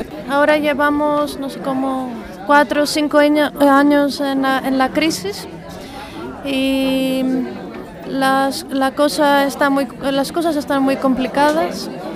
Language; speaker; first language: Spanish; non-native, fluent; Greek